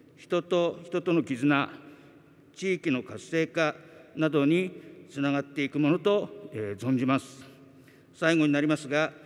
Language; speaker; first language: Japanese; native; Japanese